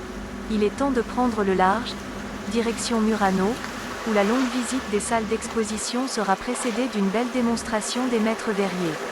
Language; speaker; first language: French; native; French